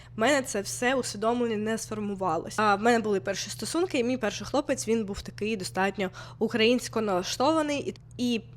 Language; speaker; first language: Ukrainian; non-native, local second language; Russian